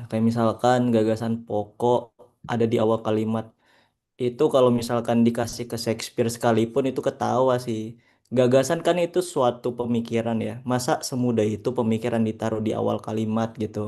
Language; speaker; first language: Indonesian; native; Indonesian